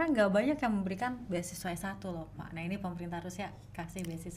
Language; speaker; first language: Indonesian; native; Indonesian